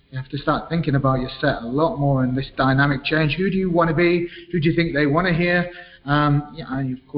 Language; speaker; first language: English; native; English